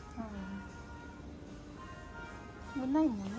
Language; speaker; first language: Japanese; non-native, learner; Filipino